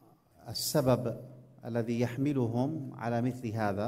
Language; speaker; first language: Arabic; native; Arabic